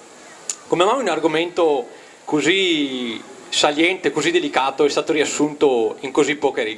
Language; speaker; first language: Italian; native; Italian